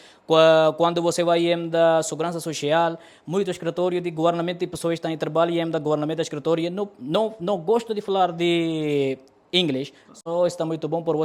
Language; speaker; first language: Portuguese; non-native, learner; Urdu